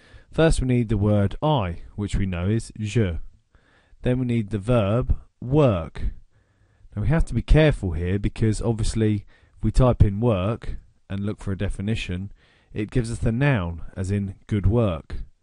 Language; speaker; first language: English; native; English